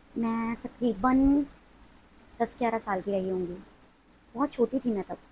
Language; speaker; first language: Hindi; non-native, local second language; Punjabi